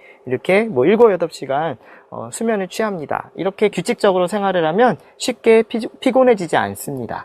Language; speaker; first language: Korean; native; Korean